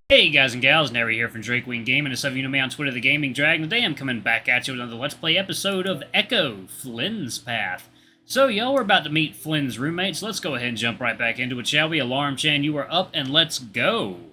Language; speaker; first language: English; native; English